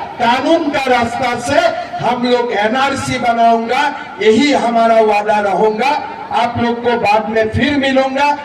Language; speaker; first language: Hindi; non-native, local second language; Assamese